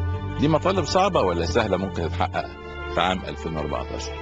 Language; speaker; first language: Arabic; native; Arabic